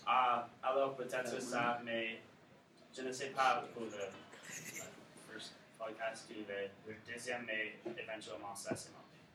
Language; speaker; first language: French; non-native, learner; English